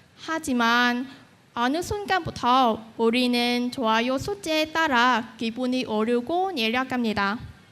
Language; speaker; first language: Korean; non-native, fluent; Vietnamese